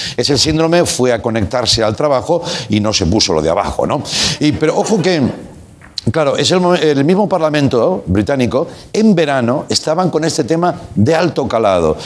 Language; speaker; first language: Spanish; non-native, local second language; Catalan